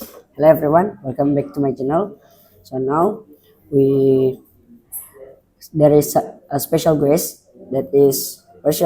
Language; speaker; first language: English; non-native, learner; Indonesian